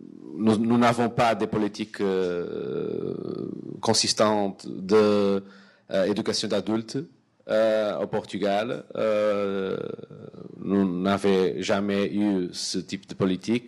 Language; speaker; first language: French; non-native, fluent; Portuguese